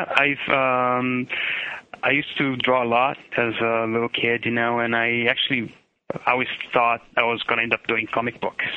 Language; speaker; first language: English; non-native, fluent; Portuguese